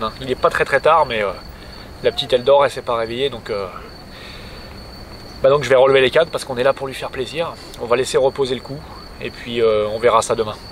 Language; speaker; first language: French; native; French